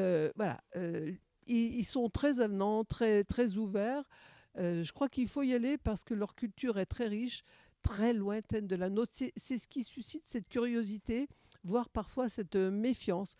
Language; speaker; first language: French; native; French